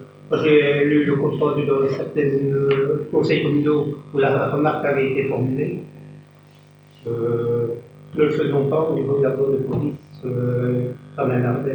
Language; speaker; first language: French; native; French